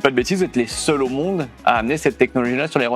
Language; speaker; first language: French; native; French